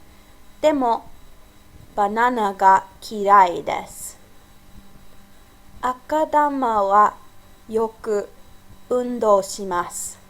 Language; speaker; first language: Japanese; non-native, fluent; English